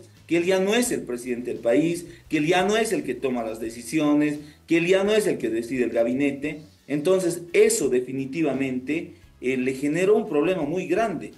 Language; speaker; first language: Spanish; native; Spanish